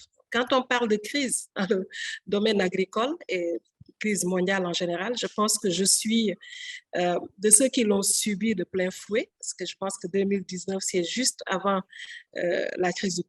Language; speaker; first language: French; non-native, local second language; Wolof